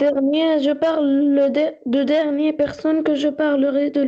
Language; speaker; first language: French; non-native, learner; Arabic